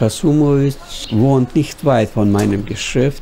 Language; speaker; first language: German; non-native, fluent; Bosnian